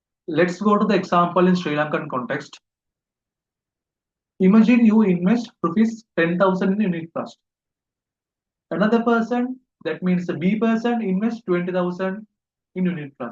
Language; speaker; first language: English; non-native, local second language; Sinhala